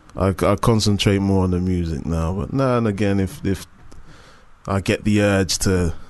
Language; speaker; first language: English; native; English